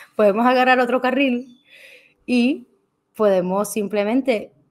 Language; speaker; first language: Spanish; native; Spanish